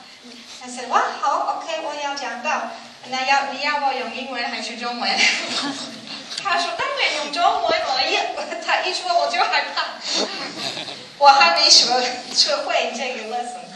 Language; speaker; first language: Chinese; non-native, learner; English